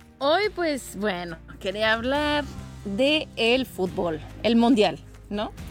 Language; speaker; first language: Spanish; non-native, fluent; French